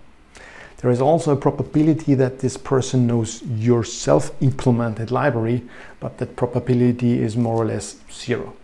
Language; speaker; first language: English; non-native, fluent; German